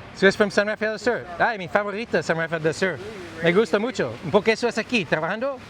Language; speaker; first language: Spanish; non-native, learner; English